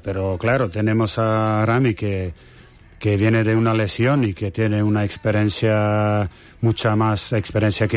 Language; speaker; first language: Spanish; non-native, fluent; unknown